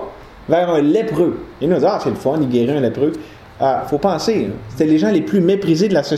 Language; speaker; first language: French; native; French